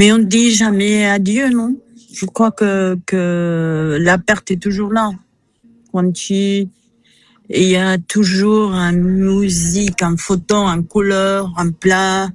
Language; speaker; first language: French; non-native, fluent; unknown